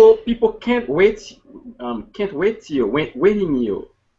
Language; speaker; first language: English; non-native, learner; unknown